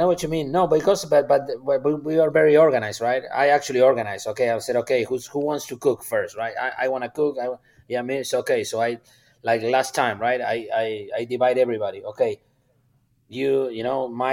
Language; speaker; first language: English; non-native, fluent; Spanish